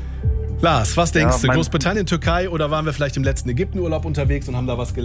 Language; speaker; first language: German; native; German